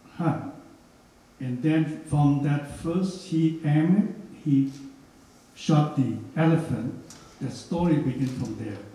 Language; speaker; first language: English; non-native, fluent; Hmong